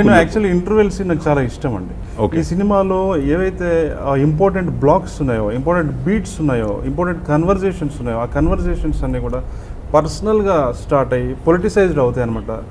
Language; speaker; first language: Telugu; native; Telugu